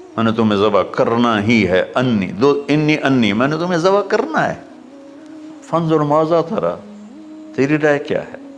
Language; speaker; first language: Urdu; non-native, local second language; Punjabi